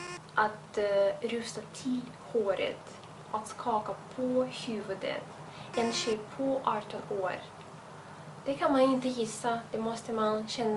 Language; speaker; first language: Swedish; non-native, fluent; Russian